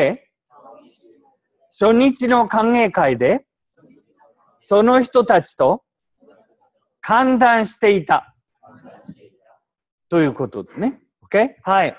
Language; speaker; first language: Japanese; native; Japanese